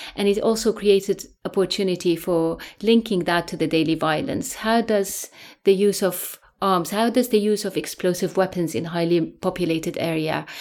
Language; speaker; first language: English; non-native, fluent; Arabic